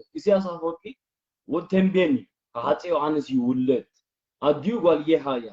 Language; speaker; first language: Tigrinya; early bilingual, heritage; Tigrinya